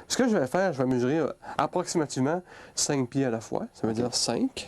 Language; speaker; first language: French; native; French